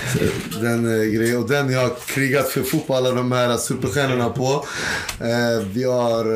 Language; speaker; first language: Swedish; native; Swedish